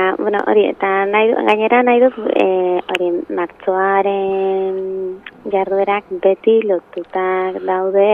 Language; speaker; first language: Basque; non-native, local second language; Spanish